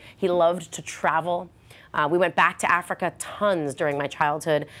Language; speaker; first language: English; native; English